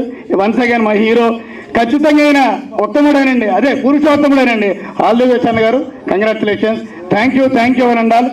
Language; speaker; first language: Telugu; native; Telugu